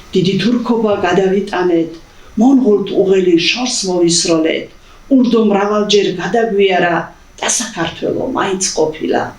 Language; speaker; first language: Georgian; non-native, local second language; Chechen